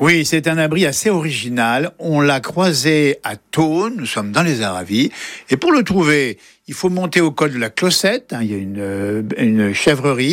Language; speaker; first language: French; native; French